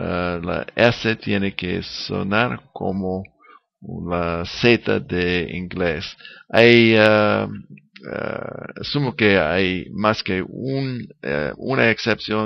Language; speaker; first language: Spanish; non-native, learner; English